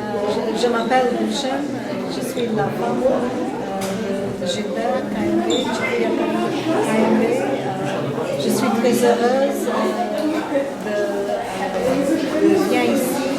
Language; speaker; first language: French; non-native, fluent; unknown